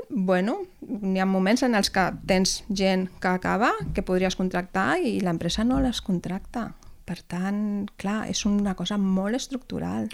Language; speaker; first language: Catalan; non-native, local second language; Spanish